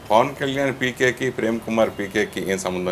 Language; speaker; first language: Telugu; native; Telugu